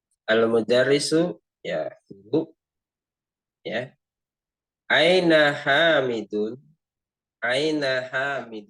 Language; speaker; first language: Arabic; non-native, fluent; Indonesian